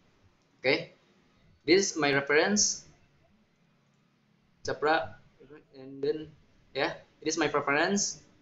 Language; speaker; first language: English; non-native, learner; Indonesian